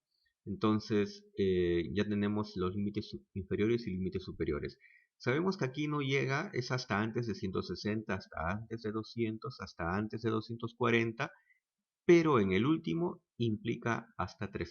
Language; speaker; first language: Spanish; native; Spanish